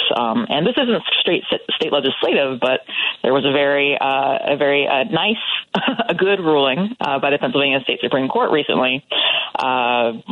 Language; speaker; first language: English; native; English